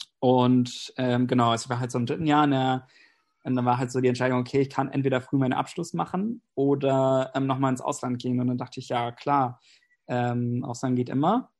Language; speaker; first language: German; non-native, fluent; English